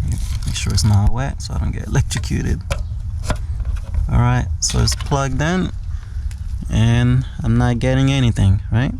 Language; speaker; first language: English; native; English